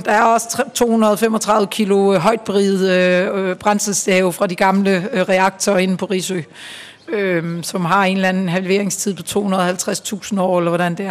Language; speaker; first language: Danish; native; Danish